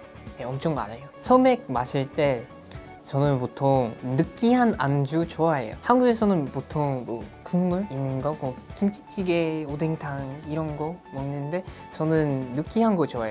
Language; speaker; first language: Korean; non-native, fluent; English